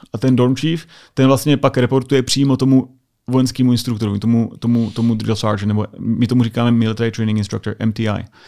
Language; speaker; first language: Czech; native; Czech